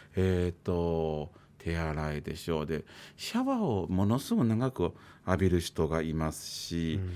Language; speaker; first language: Japanese; native; Japanese